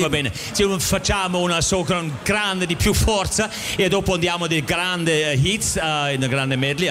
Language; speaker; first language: Italian; non-native, learner; German